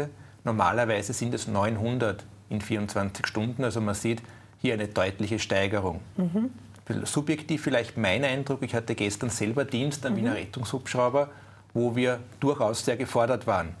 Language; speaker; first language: German; native; German